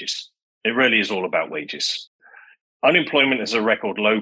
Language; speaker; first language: English; native; English